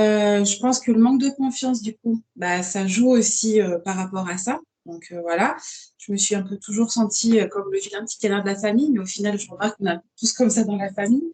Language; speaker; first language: French; native; French